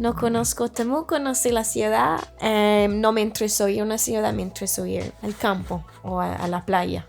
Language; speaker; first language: Spanish; non-native, fluent; English